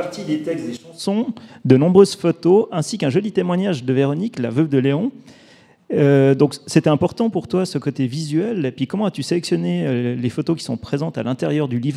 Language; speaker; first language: French; native; French